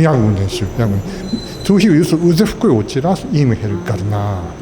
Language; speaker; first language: Mongolian; non-native, fluent; Japanese